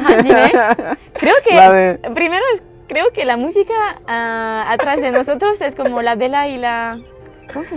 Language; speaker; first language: Spanish; non-native, learner; French